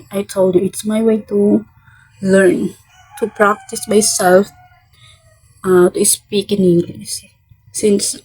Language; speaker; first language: English; non-native, learner; Filipino